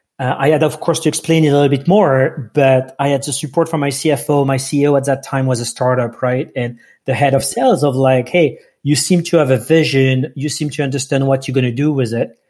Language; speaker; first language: English; non-native, fluent; French